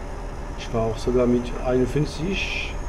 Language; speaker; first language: German; non-native, learner; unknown